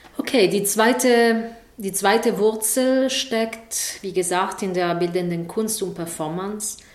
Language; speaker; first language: German; non-native, fluent; Italian